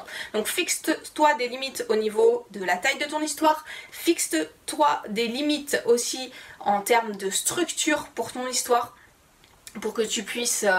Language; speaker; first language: French; native; French